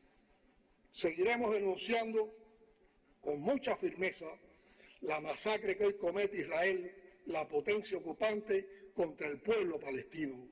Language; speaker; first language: Spanish; native; Spanish